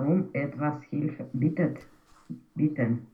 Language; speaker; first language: German; non-native, learner; Romanian